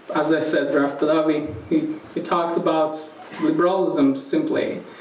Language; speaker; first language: English; non-native, fluent; Persian